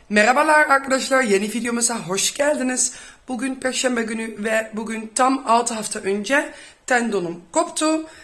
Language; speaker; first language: Turkish; early bilingual, heritage; Turkish